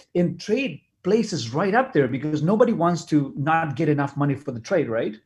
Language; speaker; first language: English; non-native, fluent; Spanish